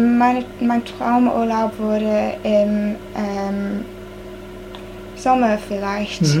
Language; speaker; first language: German; non-native, learner; English